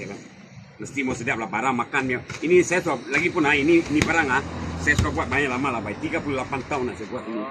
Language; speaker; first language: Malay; non-native, local second language; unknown